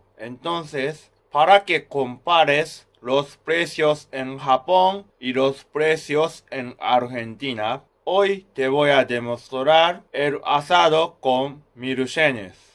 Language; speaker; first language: Spanish; non-native, fluent; Japanese